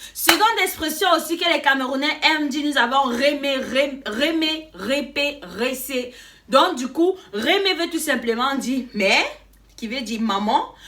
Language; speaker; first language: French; native; French